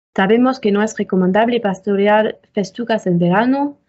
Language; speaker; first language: Spanish; non-native, fluent; French